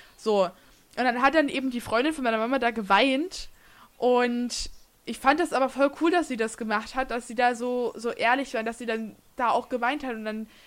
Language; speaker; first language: German; native; German